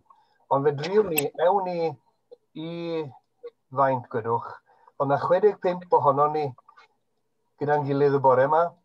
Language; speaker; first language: Welsh; native; Welsh